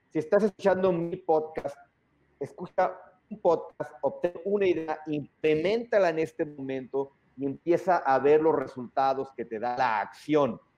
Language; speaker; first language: Spanish; native; Spanish